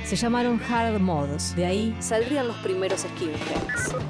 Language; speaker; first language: Spanish; native; Spanish